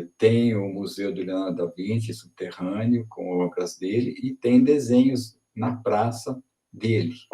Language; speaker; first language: Portuguese; early bilingual, other home language; Italian